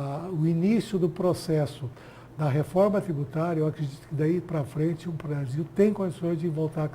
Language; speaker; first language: Portuguese; native; Portuguese